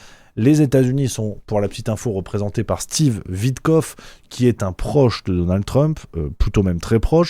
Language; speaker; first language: French; native; French